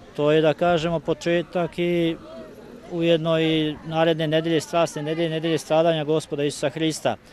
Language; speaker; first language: Serbian; native; Serbian